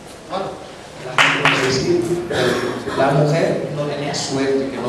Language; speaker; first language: Spanish; non-native, fluent; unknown